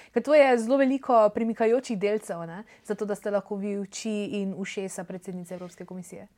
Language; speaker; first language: Slovenian; native; Slovenian